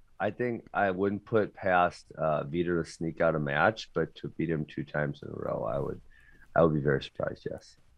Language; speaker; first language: English; native; English